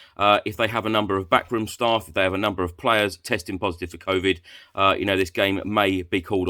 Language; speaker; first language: English; native; English